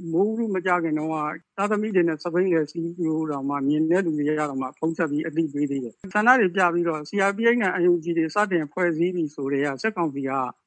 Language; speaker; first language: Burmese; native; Burmese